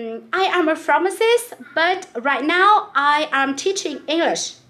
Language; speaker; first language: English; non-native, local second language; Vietnamese